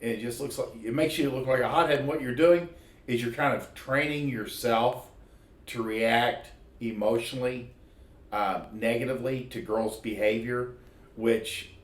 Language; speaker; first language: English; native; English